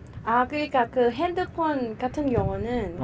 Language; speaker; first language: Korean; non-native, fluent; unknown